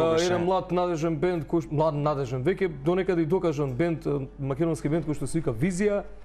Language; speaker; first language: Macedonian; native; Macedonian